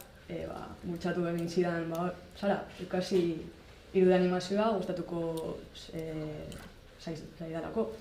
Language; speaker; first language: Basque; non-native, local second language; Spanish